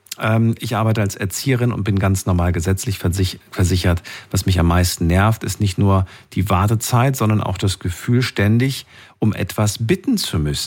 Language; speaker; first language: German; native; German